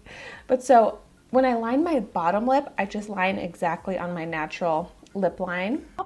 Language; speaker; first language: English; native; English